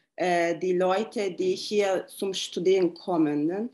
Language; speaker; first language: German; non-native, learner; Turkish